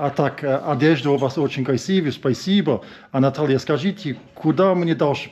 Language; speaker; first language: Russian; non-native, learner; English